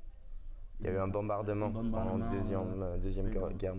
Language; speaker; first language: French; non-native, learner; Dutch